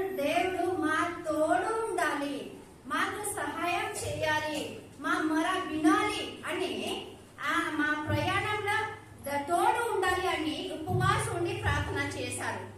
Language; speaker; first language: Telugu; non-native, learner; Odia